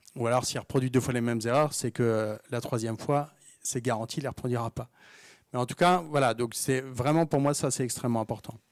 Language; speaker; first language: French; native; French